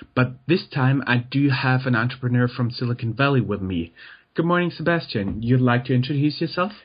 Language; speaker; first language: English; non-native, fluent; German